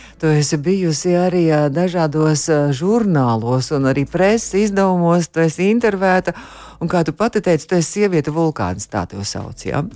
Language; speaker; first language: Latvian; native; Latvian